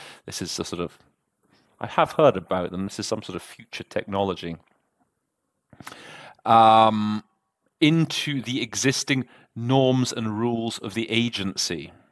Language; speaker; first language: English; native; English